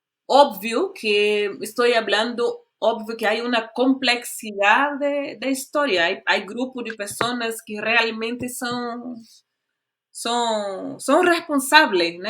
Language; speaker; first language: Spanish; non-native, fluent; Portuguese